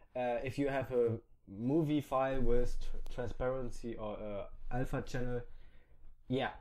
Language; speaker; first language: English; non-native, fluent; German